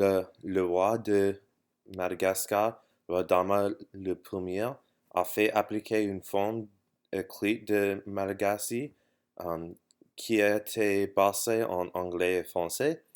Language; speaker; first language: French; non-native, learner; English